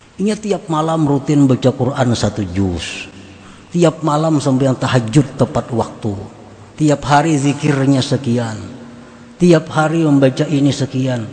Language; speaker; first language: Indonesian; non-native, local second language; Banjar